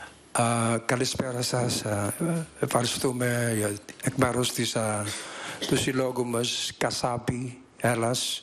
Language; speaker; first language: Greek; non-native, learner; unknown